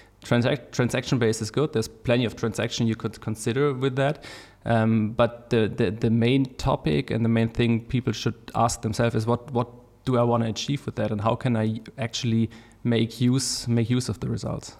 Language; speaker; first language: English; non-native, fluent; German